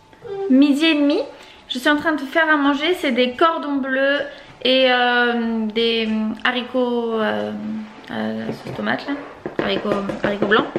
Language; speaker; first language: French; native; French